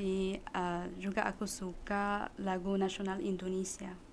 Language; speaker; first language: Indonesian; non-native, learner; Arabic